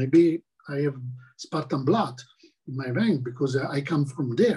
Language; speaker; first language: English; non-native, learner; Italian